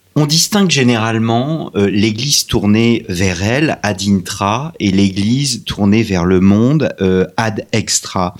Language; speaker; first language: French; native; French